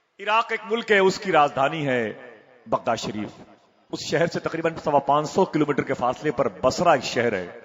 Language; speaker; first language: Urdu; native; Urdu